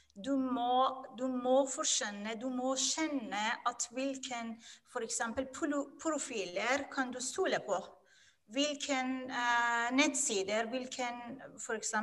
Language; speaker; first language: Norwegian; non-native, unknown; Persian